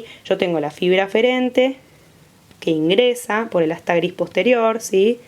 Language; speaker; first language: Spanish; native; Spanish